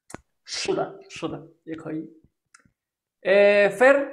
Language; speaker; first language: Chinese; non-native, fluent; Spanish